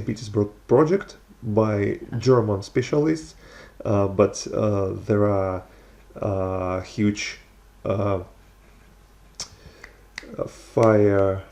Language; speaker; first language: English; non-native, learner; Russian